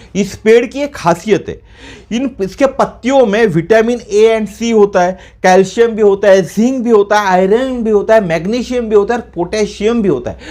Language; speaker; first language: Hindi; non-native, local second language; Marathi